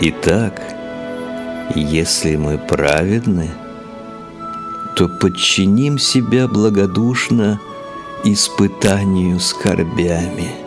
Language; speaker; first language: Russian; native; Russian